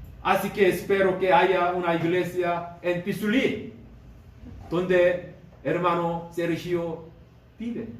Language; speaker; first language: Spanish; non-native, learner; Korean